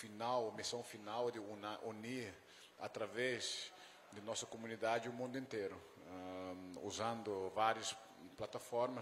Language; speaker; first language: Portuguese; non-native, fluent; Dutch